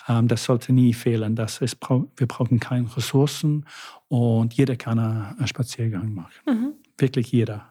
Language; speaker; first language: German; non-native, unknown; English